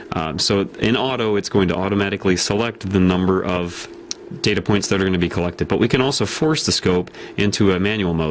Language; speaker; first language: English; native; English